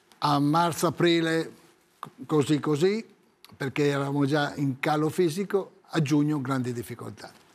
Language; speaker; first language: Italian; native; Italian